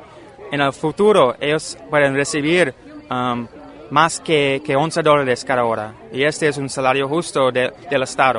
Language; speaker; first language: Spanish; non-native, learner; English